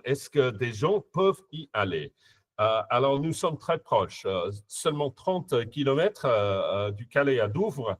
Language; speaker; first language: French; non-native, fluent; English